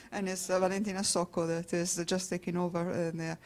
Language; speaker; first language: English; non-native, fluent; Italian